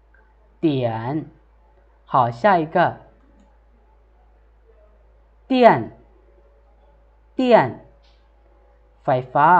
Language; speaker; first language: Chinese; non-native, fluent; Lao